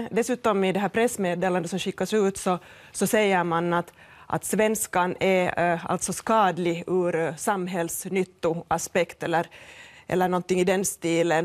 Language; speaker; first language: Swedish; native; Swedish